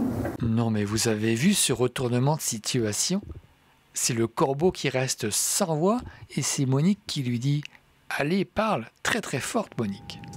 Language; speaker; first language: French; native; French